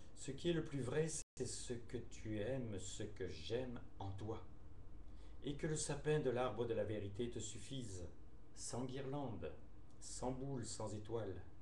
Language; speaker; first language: French; native; French